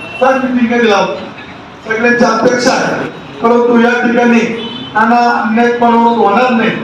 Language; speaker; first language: Marathi; native; Marathi